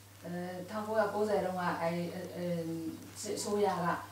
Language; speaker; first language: Dutch; non-native, learner; Burmese